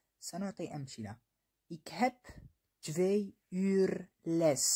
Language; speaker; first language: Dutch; non-native, fluent; Arabic